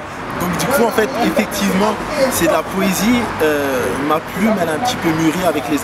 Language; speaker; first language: French; native; French